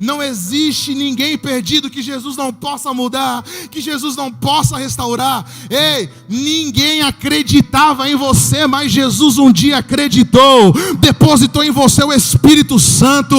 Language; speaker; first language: Portuguese; native; Portuguese